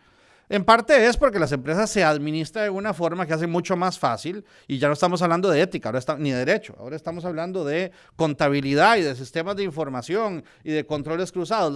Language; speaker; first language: Spanish; native; Spanish